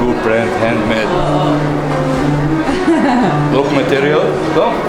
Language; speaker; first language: English; non-native, learner; Arabic